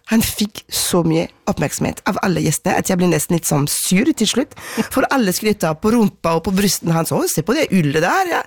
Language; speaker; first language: Norwegian; non-native, fluent; French